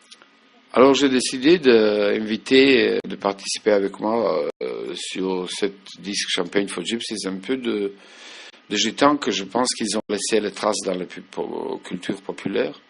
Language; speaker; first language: French; non-native, fluent; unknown